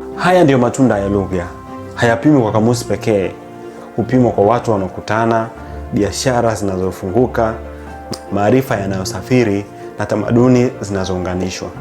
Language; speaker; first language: Swahili; native; Swahili